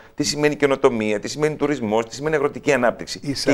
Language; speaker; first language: Greek; native; Greek